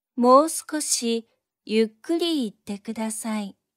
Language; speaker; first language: Japanese; native; Japanese